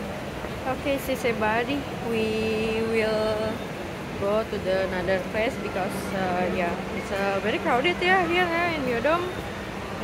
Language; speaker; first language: English; non-native, learner; Indonesian